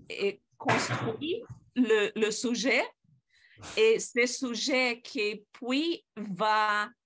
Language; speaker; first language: French; non-native, fluent; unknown